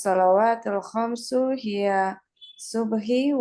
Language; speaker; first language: Arabic; non-native, learner; Indonesian